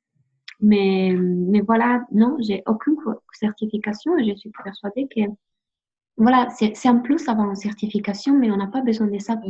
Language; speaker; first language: French; non-native, fluent; Italian